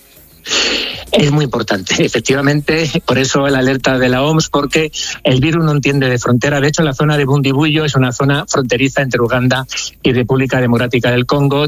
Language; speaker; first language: Spanish; native; Spanish